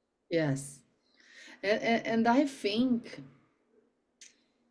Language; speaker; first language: English; non-native, learner; Portuguese